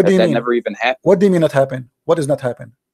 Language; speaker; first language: English; non-native, fluent; Arabic